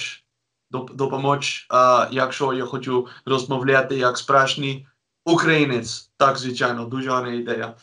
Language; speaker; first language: Ukrainian; non-native, learner; Dutch